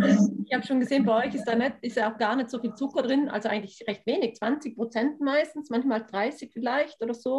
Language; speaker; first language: German; native; German